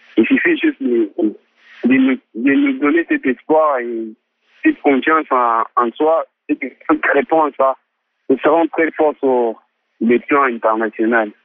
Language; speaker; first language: French; non-native, local second language; Swahili